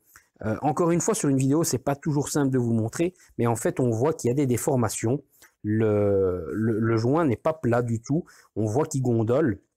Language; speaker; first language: French; native; French